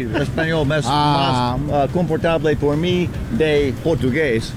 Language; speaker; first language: Portuguese; non-native, learner; English